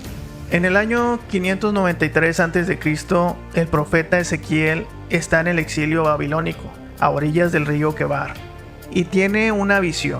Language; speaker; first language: Spanish; native; Spanish